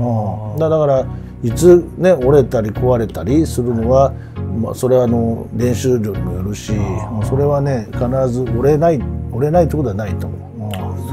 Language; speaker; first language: Japanese; native; Japanese